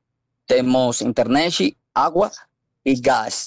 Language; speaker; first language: Portuguese; non-native, fluent; Spanish